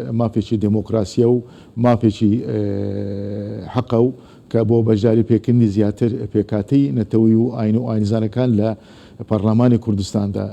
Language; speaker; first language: Central Kurdish; non-native, local second language; Azerbaijani